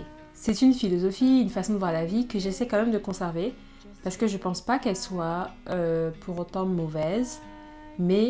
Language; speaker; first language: French; native; French